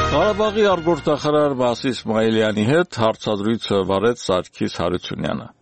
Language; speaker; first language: Armenian; native; Armenian